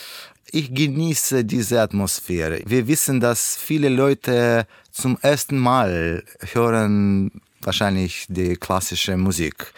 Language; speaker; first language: German; non-native, learner; Russian